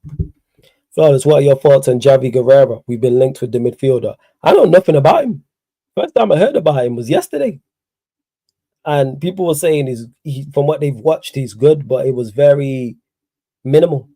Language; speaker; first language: English; native; English